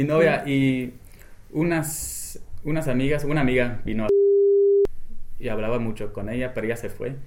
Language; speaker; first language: Spanish; non-native, fluent; English